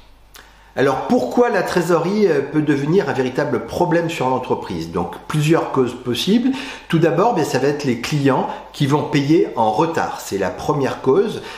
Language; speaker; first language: French; native; French